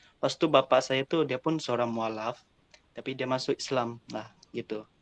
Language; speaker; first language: Malay; non-native, local second language; Central Dusun